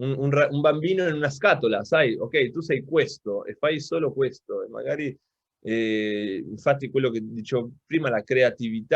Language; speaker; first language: Italian; non-native, local second language; Spanish